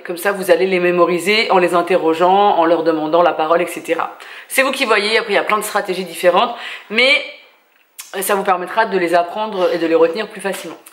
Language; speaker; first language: French; native; French